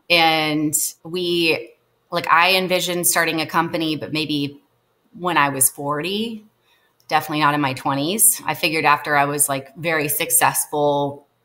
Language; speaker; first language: English; native; English